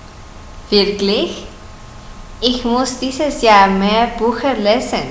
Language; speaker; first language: German; non-native, learner; Spanish